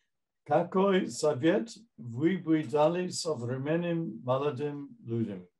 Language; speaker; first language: Russian; non-native, fluent; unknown